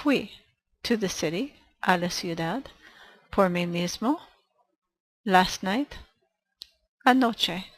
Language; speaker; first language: Spanish; non-native, fluent; English